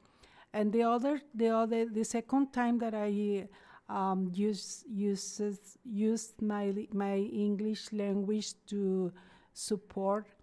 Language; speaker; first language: English; non-native, fluent; Spanish